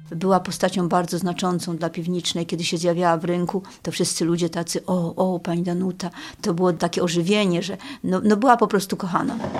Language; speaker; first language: Polish; native; Polish